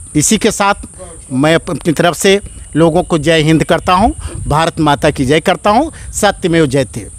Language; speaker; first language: Hindi; native; Hindi